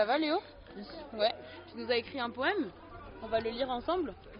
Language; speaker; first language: French; native; French